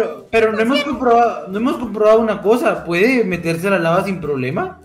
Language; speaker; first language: Spanish; native; Spanish